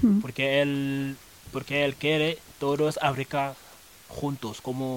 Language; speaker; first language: Spanish; non-native, learner; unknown